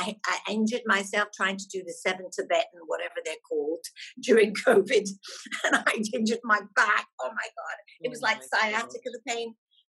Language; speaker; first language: English; native; English